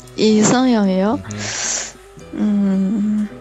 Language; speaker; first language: Korean; early bilingual, heritage; Korean